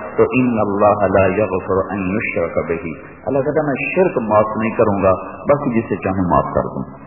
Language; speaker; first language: Urdu; non-native, local second language; Punjabi